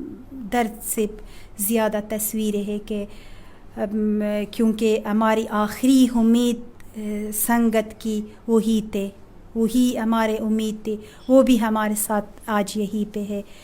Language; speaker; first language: Hindi; non-native, fluent; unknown